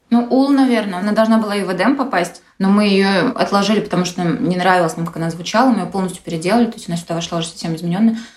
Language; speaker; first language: Russian; native; Russian